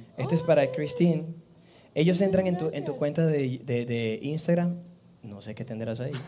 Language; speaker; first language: Spanish; native; Spanish